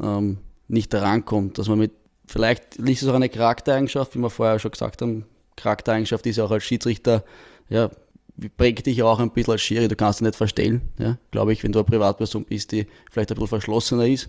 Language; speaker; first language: German; native; German